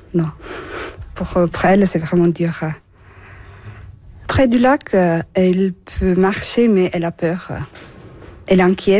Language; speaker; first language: French; non-native, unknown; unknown